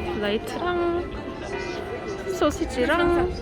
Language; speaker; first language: Korean; early bilingual, heritage; German